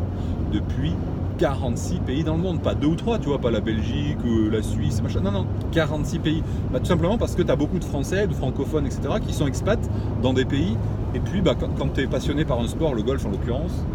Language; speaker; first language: French; native; French